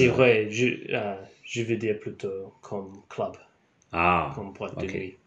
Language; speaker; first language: French; non-native, learner; English